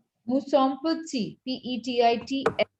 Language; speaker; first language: French; non-native, fluent; Hindi